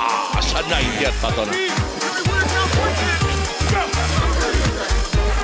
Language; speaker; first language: Welsh; native; Welsh